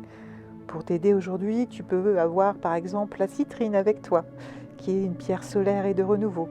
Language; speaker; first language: French; native; French